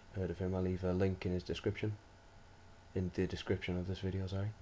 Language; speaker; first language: English; native; English